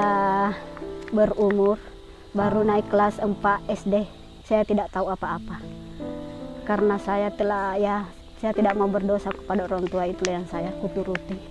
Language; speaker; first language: Indonesian; non-native, local second language; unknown